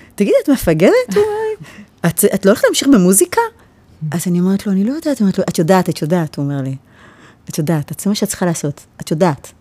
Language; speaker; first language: Hebrew; early bilingual, heritage; Hebrew